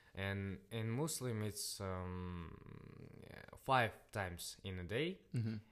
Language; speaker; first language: English; non-native, learner; Russian